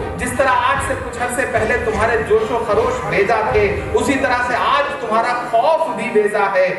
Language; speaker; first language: Urdu; native; Urdu